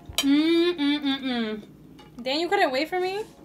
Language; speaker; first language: English; early bilingual, other home language; Spanish